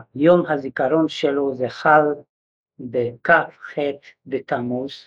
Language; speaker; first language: Hebrew; non-native, fluent; Yiddish